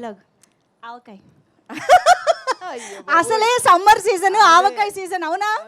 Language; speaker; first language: Telugu; native; Telugu